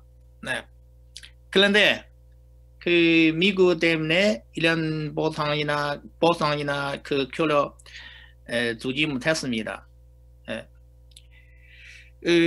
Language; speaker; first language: Korean; non-native, fluent; Chinese